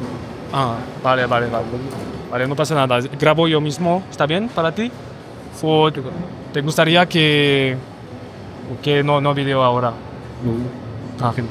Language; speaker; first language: Spanish; non-native, learner; French